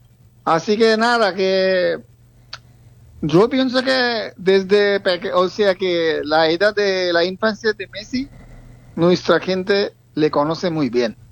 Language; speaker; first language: Spanish; non-native, fluent; Bangla